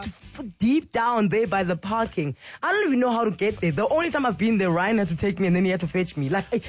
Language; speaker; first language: English; non-native, local second language; Xhosa